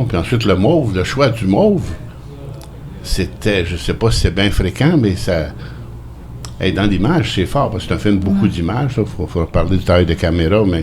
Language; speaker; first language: French; native; French